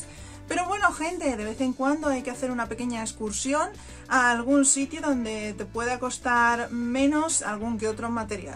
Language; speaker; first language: Spanish; native; Spanish